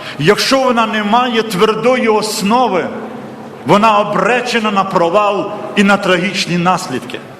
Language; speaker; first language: Ukrainian; native; Ukrainian